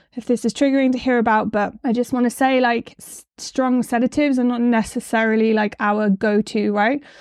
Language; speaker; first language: English; native; English